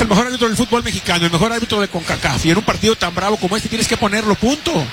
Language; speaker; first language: Spanish; native; Spanish